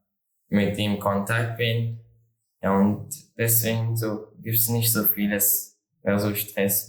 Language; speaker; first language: German; non-native, learner; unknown